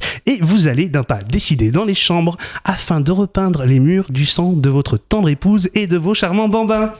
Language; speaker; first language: French; native; French